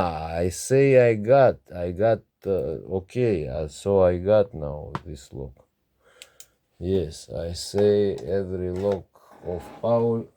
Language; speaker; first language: English; non-native, learner; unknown